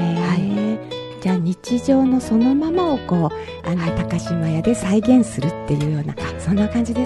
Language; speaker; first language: Japanese; native; Japanese